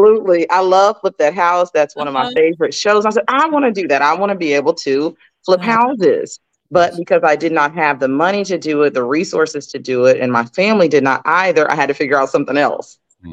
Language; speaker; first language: English; native; English